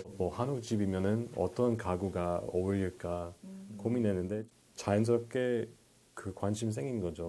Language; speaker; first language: Korean; non-native, fluent; English